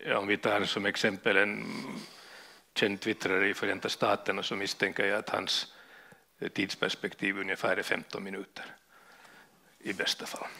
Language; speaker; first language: Swedish; native; Swedish